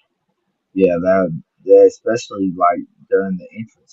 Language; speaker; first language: English; native; English